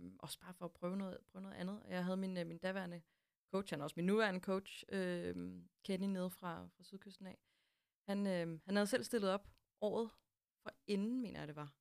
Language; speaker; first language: Danish; native; Danish